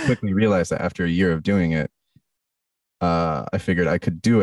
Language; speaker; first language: English; native; English